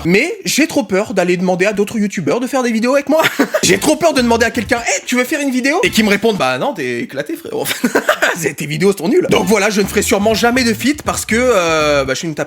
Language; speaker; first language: French; native; French